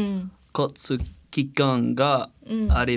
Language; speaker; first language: Japanese; non-native, learner; English